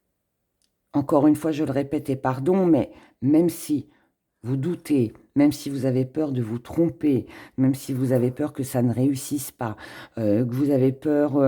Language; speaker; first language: French; native; French